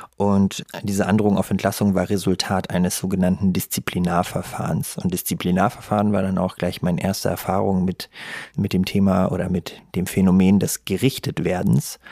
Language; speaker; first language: German; early bilingual, other home language; Russian